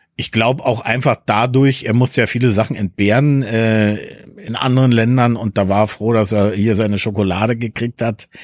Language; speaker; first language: German; early bilingual, other home language; Spanish